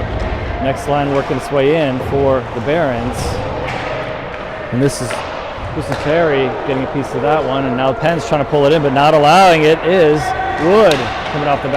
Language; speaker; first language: English; native; English